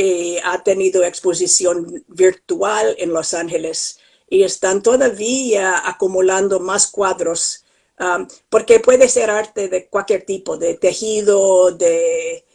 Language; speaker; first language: Spanish; non-native, fluent; English